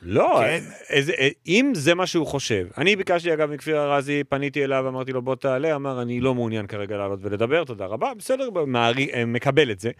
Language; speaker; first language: Hebrew; native; Hebrew